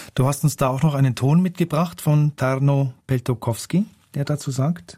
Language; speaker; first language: German; native; German